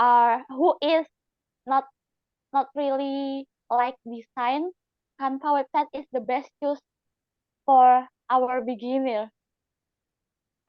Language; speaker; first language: English; non-native, learner; Indonesian